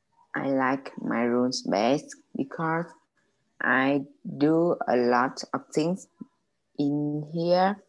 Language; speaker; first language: English; non-native, learner; Vietnamese